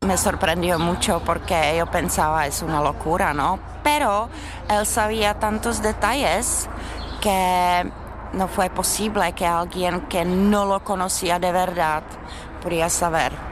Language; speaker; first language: Spanish; non-native, learner; Czech